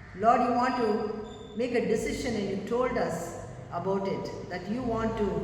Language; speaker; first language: English; non-native, local second language; Tamil